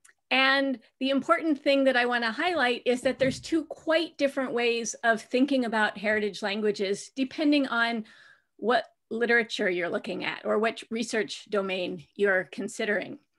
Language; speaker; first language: English; native; English